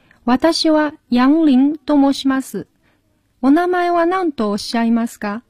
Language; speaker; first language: Japanese; non-native, fluent; Chinese